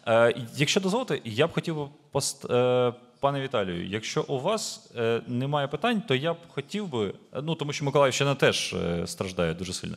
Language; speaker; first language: Ukrainian; native; Ukrainian